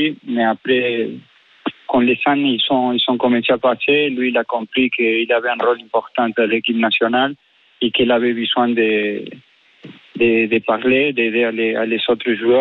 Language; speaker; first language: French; non-native, fluent; Spanish